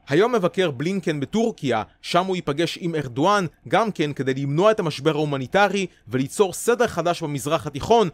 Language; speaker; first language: Hebrew; native; Hebrew